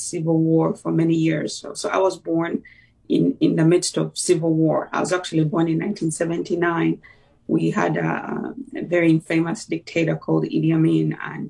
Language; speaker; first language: English; non-native, local second language; Ganda